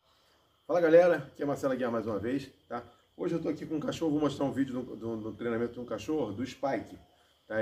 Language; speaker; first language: Portuguese; native; Portuguese